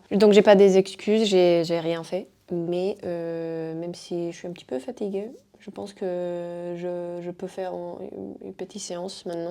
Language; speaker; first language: French; non-native, fluent; Spanish